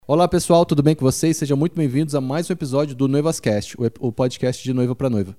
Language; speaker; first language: Portuguese; native; Portuguese